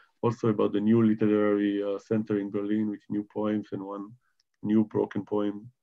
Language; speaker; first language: English; non-native, fluent; Hebrew